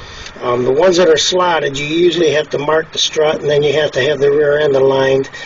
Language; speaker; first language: English; native; English